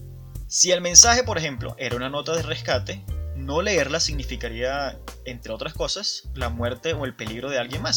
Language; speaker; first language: Spanish; native; Spanish